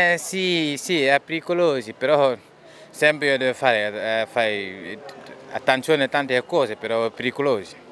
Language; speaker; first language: Italian; non-native, learner; Wolof